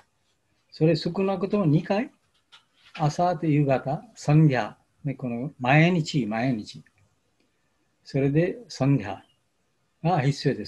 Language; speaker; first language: Japanese; non-native, fluent; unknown